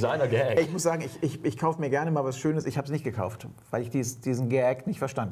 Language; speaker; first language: German; native; German